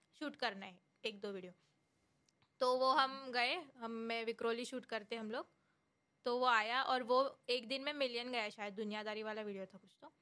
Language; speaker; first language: Hindi; non-native, local second language; Marathi